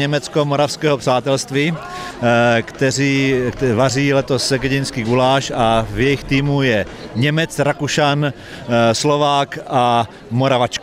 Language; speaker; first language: Czech; native; Czech